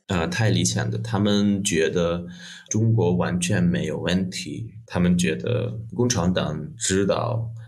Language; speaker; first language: Chinese; non-native, fluent; Russian